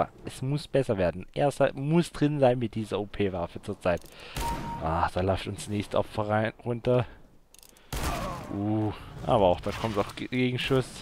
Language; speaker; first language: German; native; German